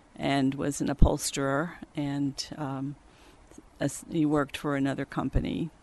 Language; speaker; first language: English; early bilingual, other home language; Swedish